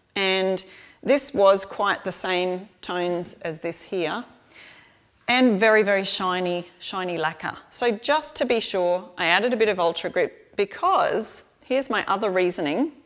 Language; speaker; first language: English; native; English